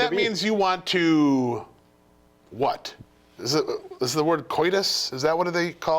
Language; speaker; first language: English; native; English